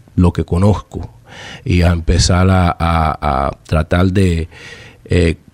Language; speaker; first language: Spanish; early bilingual, heritage; Spanish